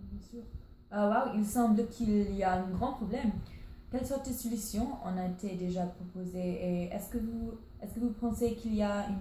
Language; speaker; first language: French; non-native, learner; English